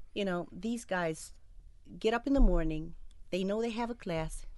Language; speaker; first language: English; non-native, fluent; Arabic